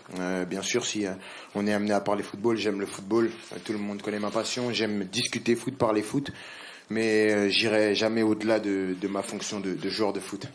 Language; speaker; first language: French; native; French